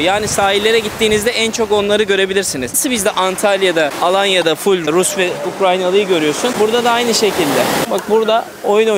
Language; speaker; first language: Turkish; native; Turkish